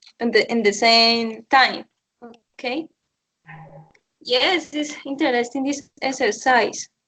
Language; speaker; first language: English; non-native, learner; Spanish